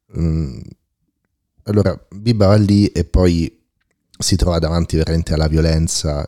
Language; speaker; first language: Italian; native; Italian